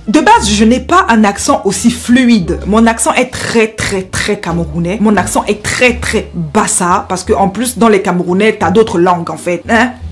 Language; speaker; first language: French; non-native, local second language; Basaa